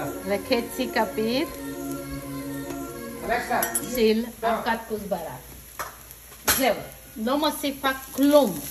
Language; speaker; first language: Hebrew; non-native, fluent; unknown